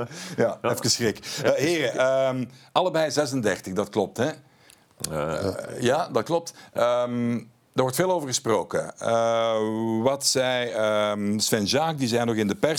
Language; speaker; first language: Dutch; native; Dutch